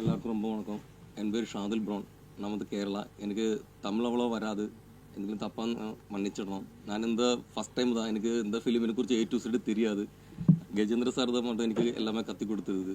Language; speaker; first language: Tamil; non-native, learner; Malayalam